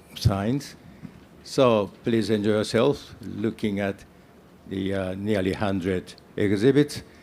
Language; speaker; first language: English; non-native, fluent; Japanese